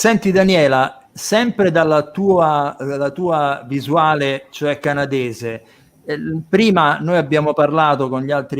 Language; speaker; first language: Italian; native; Italian